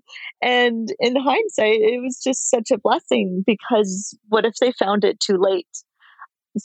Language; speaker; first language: English; native; English